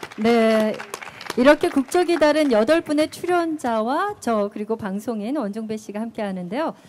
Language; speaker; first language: Korean; native; Korean